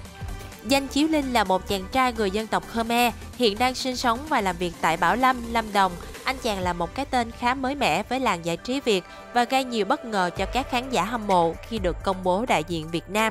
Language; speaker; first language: Vietnamese; native; Vietnamese